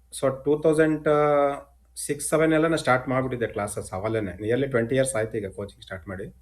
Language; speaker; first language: Kannada; native; Kannada